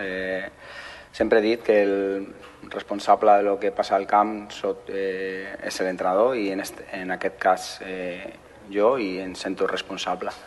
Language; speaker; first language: Catalan; non-native, fluent; Spanish